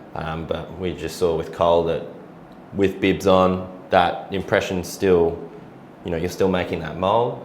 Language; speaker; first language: English; native; English